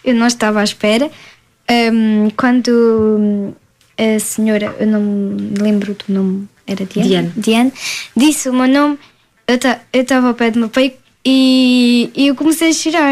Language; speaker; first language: Portuguese; early bilingual, heritage; French